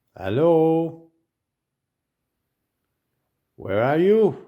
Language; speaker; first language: English; non-native, learner; French